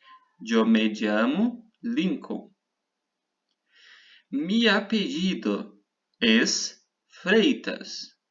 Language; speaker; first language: Spanish; non-native, fluent; Portuguese